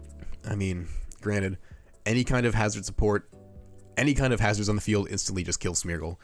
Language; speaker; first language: English; native; English